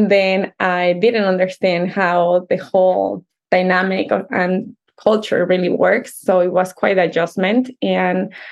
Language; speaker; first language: English; non-native, fluent; Spanish